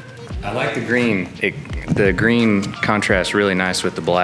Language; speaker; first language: English; native; English